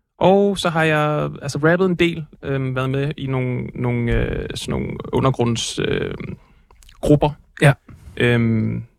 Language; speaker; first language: Danish; native; Danish